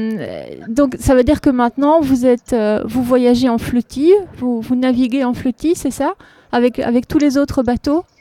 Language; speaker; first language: French; native; French